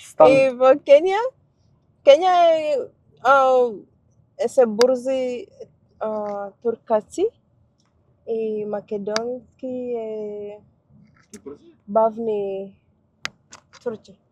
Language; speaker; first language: Macedonian; non-native, learner; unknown